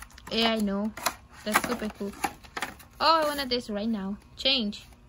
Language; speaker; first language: English; non-native, learner; Portuguese